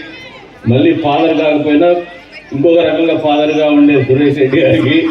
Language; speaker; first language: Telugu; native; Telugu